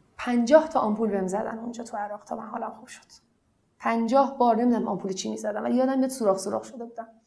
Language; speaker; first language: Persian; non-native, local second language; Arabic